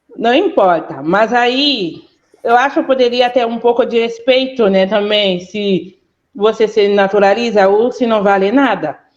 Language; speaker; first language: Portuguese; non-native, fluent; Haitian Creole